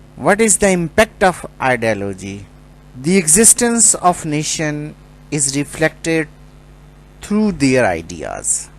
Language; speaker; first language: English; non-native, local second language; Urdu